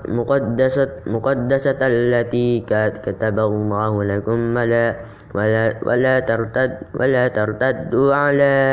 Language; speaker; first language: Arabic; non-native, learner; Indonesian